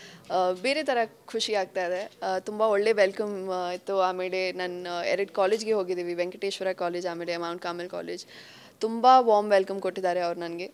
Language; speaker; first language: Kannada; non-native, local second language; Hindi